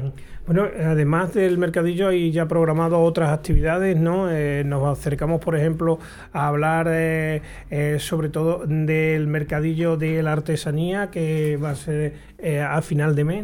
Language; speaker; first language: Spanish; native; Spanish